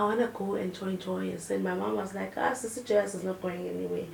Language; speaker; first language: English; non-native, local second language; Zulu